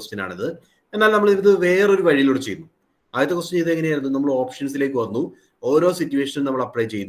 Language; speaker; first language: Malayalam; native; Malayalam